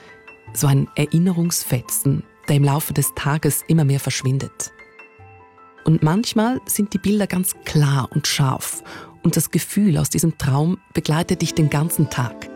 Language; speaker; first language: German; native; German